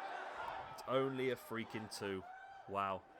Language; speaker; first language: English; native; English